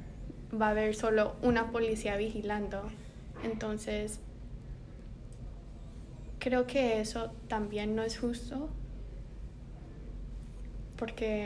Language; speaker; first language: Spanish; early bilingual, heritage; Spanish